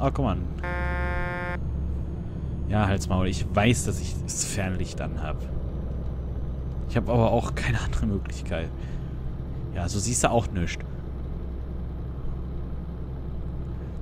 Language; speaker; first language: German; native; German